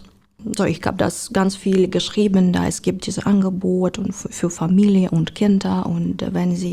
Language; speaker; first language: German; non-native, learner; Ukrainian